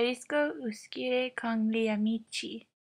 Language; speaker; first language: Italian; non-native, learner; English